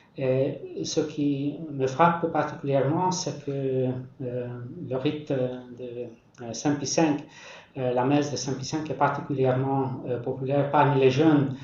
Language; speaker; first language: French; non-native, fluent; Hungarian